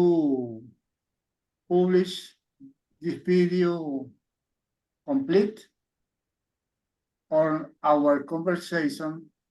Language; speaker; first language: English; non-native, learner; Spanish